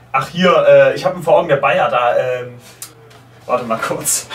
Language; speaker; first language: German; native; German